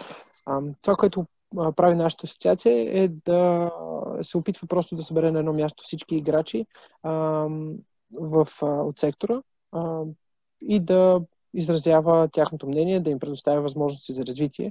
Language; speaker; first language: Bulgarian; native; Bulgarian